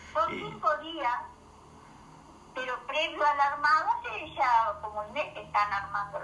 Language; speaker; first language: Spanish; native; Spanish